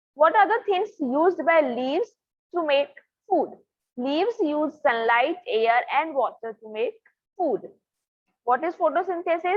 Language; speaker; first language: English; non-native, local second language; Hindi